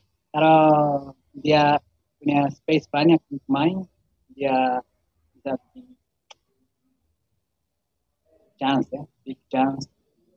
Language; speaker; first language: Indonesian; non-native, learner; Japanese